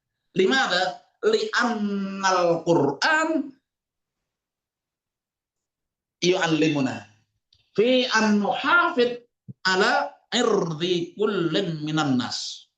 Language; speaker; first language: Arabic; non-native, fluent; Indonesian